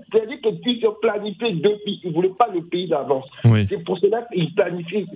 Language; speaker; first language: French; non-native, local second language; Sango